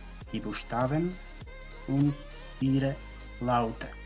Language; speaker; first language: German; non-native, fluent; Macedonian